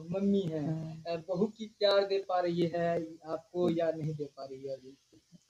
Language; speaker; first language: Hindi; native; Hindi